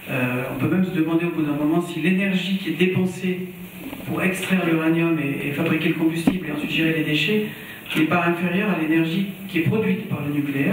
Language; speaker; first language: French; native; French